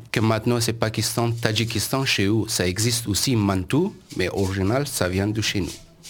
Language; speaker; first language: French; non-native, learner; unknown